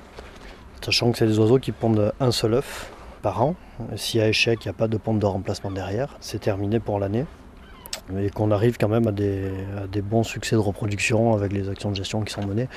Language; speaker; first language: French; native; French